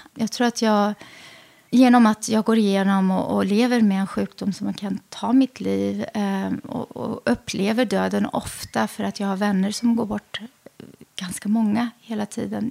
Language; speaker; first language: Swedish; early bilingual, other home language; Arabic